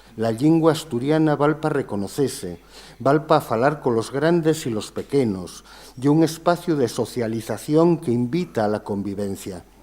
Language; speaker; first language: Asturian; native; Asturian